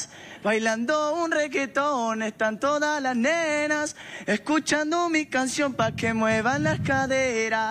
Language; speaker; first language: Spanish; native; Spanish